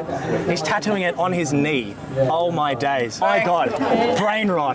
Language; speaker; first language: English; native; English